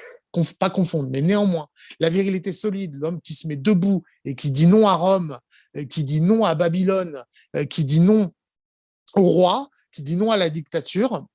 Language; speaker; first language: French; native; French